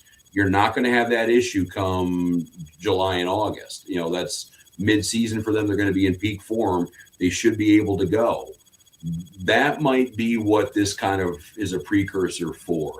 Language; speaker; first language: English; native; English